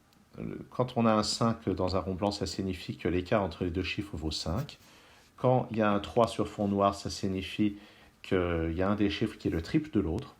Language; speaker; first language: French; native; French